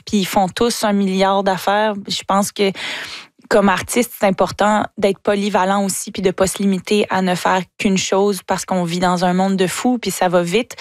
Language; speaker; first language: French; native; French